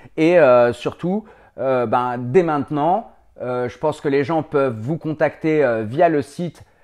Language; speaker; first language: French; native; French